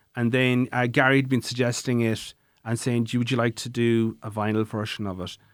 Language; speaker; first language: English; native; English